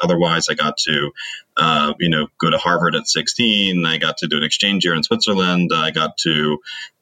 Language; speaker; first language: English; native; English